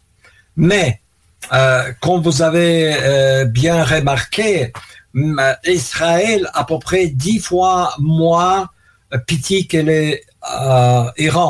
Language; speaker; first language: French; non-native, learner; Russian